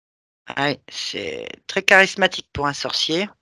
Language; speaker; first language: French; native; French